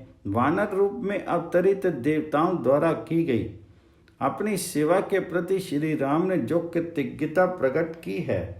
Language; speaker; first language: Hindi; native; Hindi